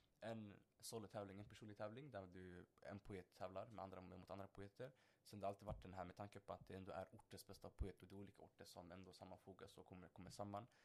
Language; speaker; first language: Swedish; early bilingual, other home language; Somali